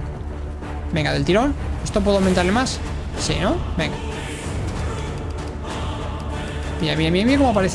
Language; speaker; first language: Spanish; native; Spanish